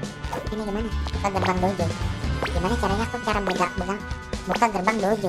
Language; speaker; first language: Indonesian; native; Indonesian